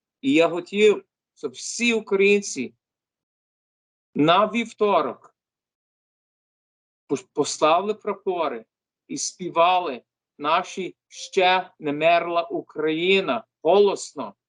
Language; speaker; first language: Ukrainian; early bilingual, heritage; English